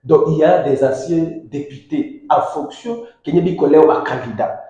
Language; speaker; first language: French; non-native, local second language; Swahili